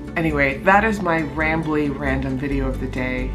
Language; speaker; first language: English; native; English